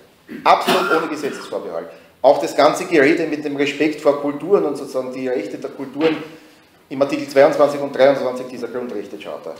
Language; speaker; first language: German; native; German